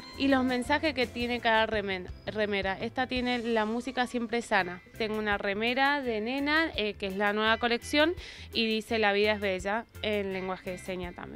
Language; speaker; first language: Spanish; native; Spanish